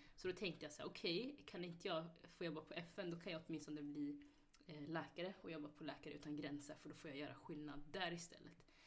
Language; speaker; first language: Swedish; early bilingual, other home language; Somali